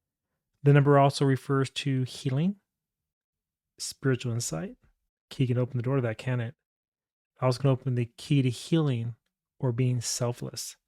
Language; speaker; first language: English; native; English